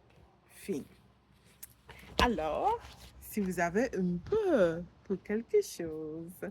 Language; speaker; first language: French; non-native, learner; English